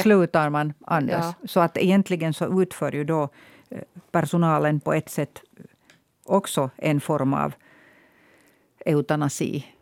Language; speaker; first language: Swedish; native; Swedish